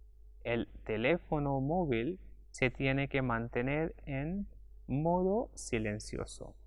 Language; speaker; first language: Spanish; non-native, fluent; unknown